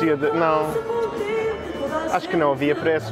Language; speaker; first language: Portuguese; native; Portuguese